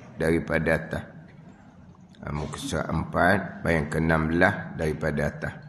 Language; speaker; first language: Malay; native; Malay